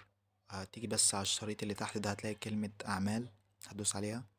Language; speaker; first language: Arabic; native; Arabic